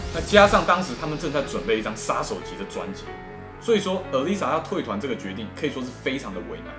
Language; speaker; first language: Chinese; native; Chinese